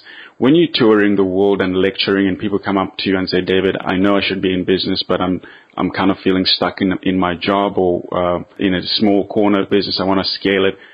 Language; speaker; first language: English; non-native, local second language; Bemba